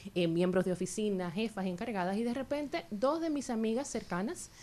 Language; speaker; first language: Spanish; native; Spanish